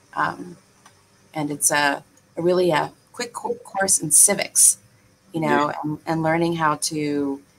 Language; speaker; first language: English; native; English